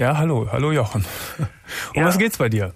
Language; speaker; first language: German; native; German